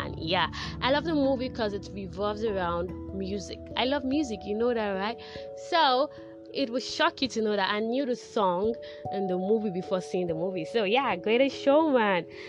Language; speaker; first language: English; non-native, local second language; Yoruba